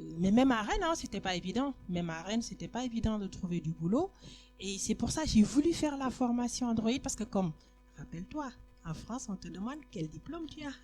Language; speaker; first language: French; non-native, local second language; Wolof